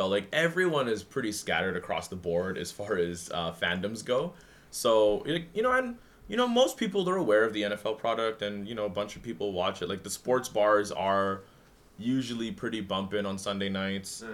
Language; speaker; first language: English; native; English